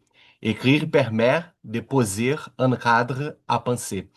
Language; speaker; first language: French; non-native, learner; Portuguese